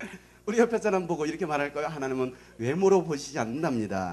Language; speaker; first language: Korean; native; Korean